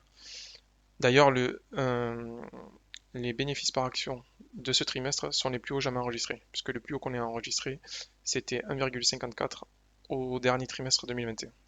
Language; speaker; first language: French; native; French